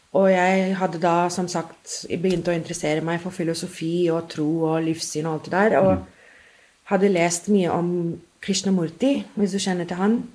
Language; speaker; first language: Norwegian; non-native, fluent; English